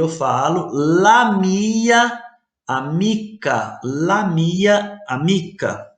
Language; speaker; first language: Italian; non-native, learner; Portuguese